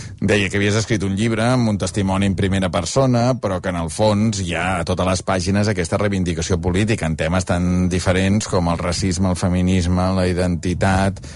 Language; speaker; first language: Catalan; native; Catalan